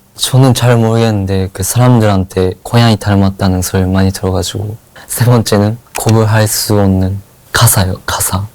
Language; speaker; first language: Korean; non-native, fluent; Japanese